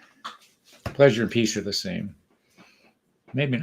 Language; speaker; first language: English; native; English